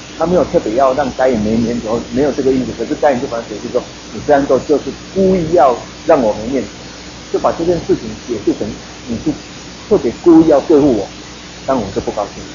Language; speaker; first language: Chinese; native; Chinese